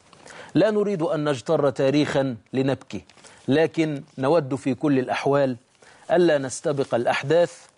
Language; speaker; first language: Arabic; native; Arabic